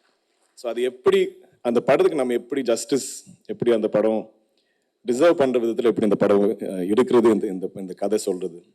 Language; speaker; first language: Tamil; non-native, local second language; Malayalam